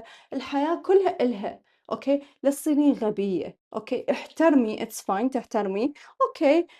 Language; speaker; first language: Arabic; native; Arabic